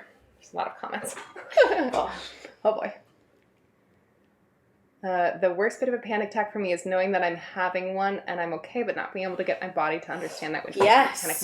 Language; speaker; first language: English; native; English